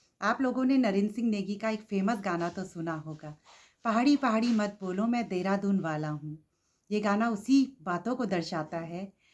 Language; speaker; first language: Hindi; native; Hindi